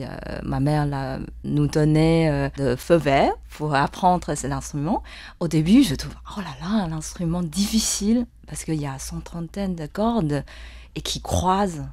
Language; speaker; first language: French; non-native, fluent; Chinese